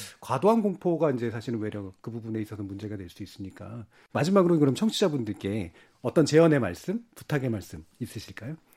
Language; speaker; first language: Korean; native; Korean